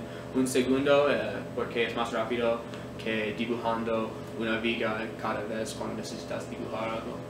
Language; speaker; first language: Spanish; non-native, learner; English